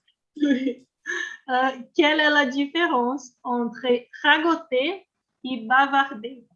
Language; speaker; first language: French; non-native, learner; Portuguese